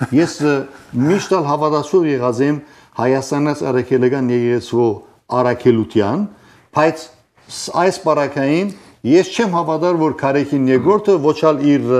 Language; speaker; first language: Armenian; early bilingual, heritage; Armenian